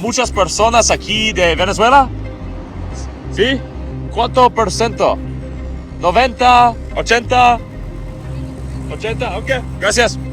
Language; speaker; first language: Spanish; non-native, learner; English